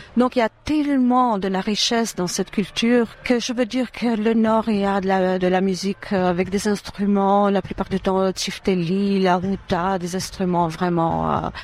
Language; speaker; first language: French; non-native, fluent; Albanian